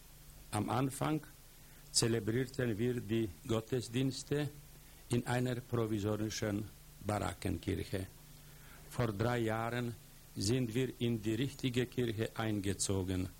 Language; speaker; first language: German; non-native, fluent; Polish